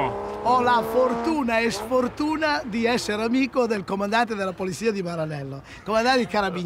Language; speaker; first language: Italian; native; Italian